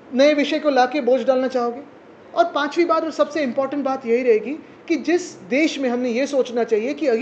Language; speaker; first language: Hindi; non-native, local second language; Marathi